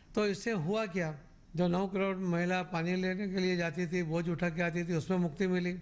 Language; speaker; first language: Hindi; non-native, local second language; Marathi